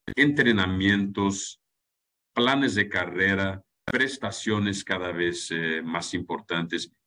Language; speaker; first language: Spanish; non-native, fluent; German